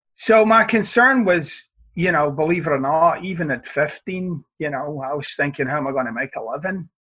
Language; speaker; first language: English; native; English